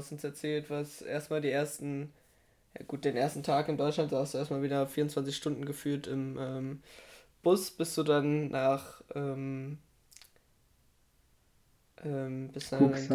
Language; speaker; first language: German; native; German